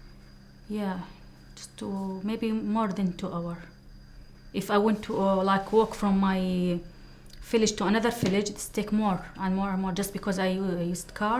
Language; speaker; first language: English; non-native, learner; Arabic